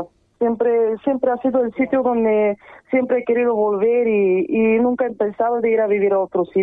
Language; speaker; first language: Spanish; non-native, fluent; Bulgarian